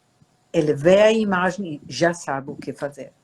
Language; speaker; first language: Portuguese; non-native, fluent; German